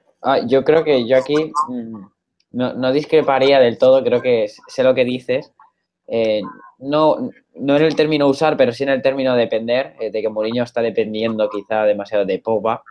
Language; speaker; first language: Spanish; native; Spanish